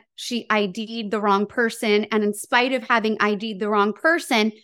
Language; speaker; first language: English; native; English